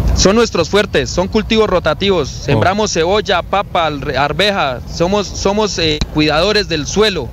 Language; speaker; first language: Spanish; native; Spanish